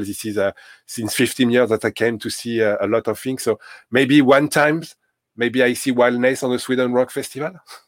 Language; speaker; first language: English; non-native, learner; French